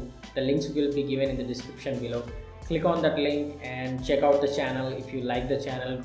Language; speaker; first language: English; non-native, local second language; Telugu